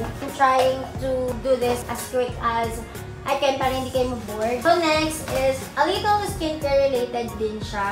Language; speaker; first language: English; non-native, local second language; Filipino